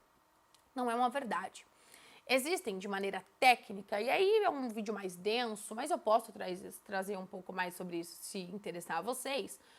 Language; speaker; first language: Portuguese; native; Portuguese